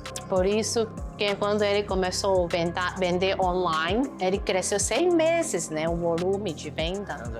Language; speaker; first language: Portuguese; non-native, fluent; Chinese